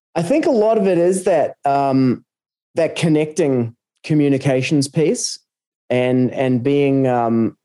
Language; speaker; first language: English; native; English